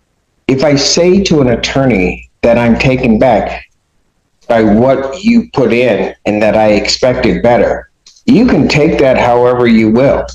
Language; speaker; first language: English; native; English